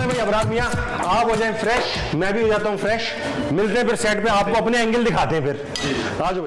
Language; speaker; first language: Urdu; native; Urdu